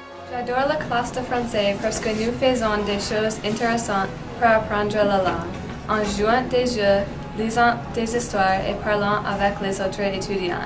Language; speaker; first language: French; non-native, learner; English